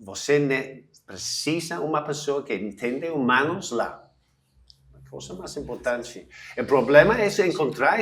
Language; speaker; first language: Portuguese; non-native, learner; English